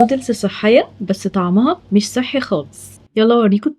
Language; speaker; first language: Arabic; native; Arabic